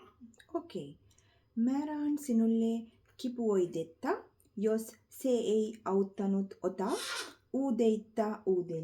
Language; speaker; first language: Finnish; non-native, learner; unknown